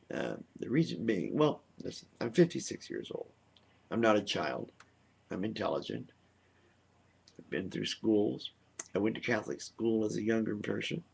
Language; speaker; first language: English; native; English